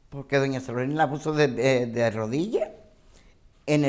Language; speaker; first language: Spanish; native; Spanish